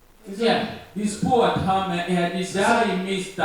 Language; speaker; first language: Danish; non-native, learner; French